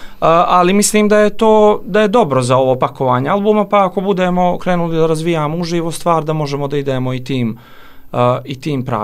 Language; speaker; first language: Serbian; native; Serbian